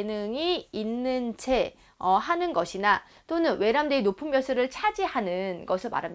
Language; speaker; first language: Korean; native; Korean